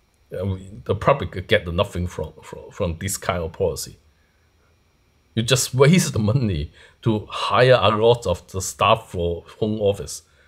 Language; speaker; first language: English; non-native, local second language; Cantonese